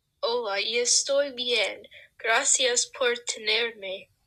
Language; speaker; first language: Spanish; non-native, learner; English